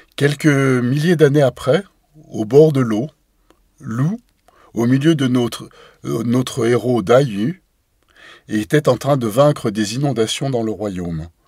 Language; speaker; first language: French; native; French